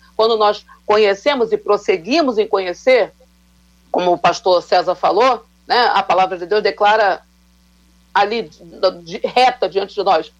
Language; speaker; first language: Portuguese; native; Portuguese